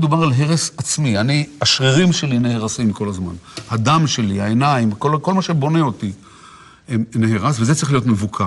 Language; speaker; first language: Hebrew; native; Hebrew